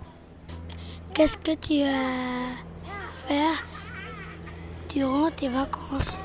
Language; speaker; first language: French; early bilingual, other home language; Somali